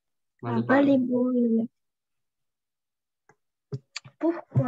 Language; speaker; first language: French; non-native, learner; Russian